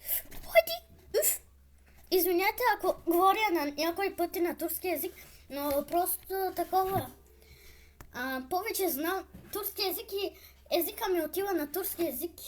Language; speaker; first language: Bulgarian; non-native, local second language; Turkish